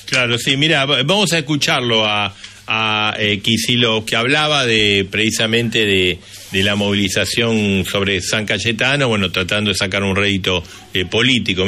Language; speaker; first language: Spanish; native; Spanish